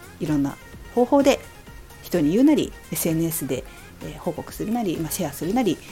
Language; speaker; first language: Japanese; native; Japanese